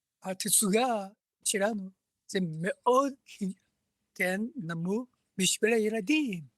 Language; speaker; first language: Hebrew; non-native, learner; Japanese